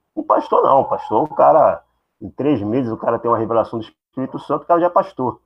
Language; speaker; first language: Portuguese; native; Portuguese